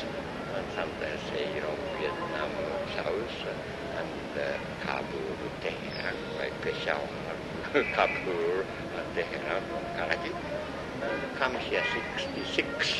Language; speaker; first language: English; non-native, learner; Japanese